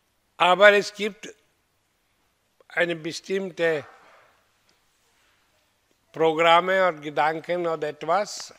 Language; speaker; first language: German; non-native, learner; Hindi